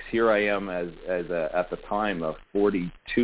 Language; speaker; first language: English; native; English